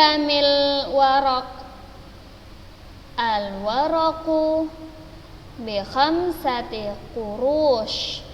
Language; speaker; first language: Arabic; non-native, fluent; Indonesian